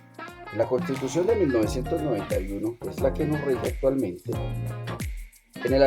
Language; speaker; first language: Spanish; native; Spanish